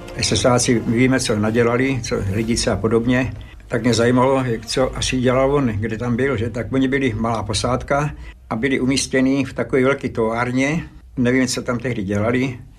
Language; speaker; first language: Czech; early bilingual, other home language; Slovak